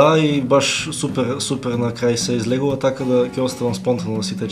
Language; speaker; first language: Macedonian; native; Macedonian